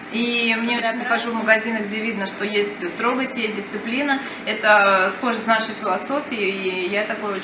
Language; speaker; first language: Russian; native; Russian